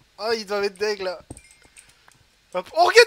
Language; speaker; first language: French; native; French